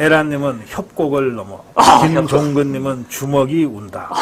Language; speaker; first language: Korean; native; Korean